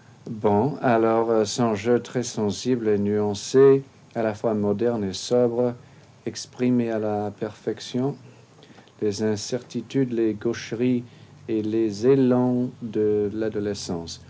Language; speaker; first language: French; non-native, fluent; English